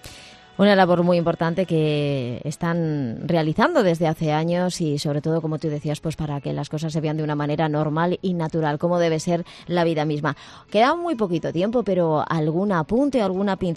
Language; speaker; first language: Spanish; native; Spanish